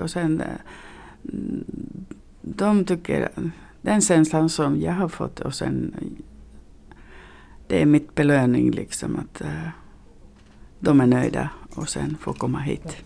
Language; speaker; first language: Swedish; non-native, learner; Finnish